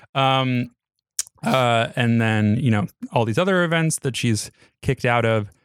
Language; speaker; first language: English; native; English